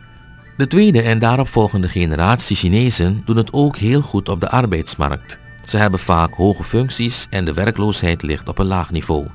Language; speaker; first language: Dutch; native; Dutch